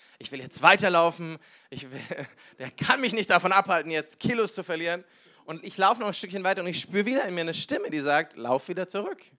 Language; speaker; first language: German; native; German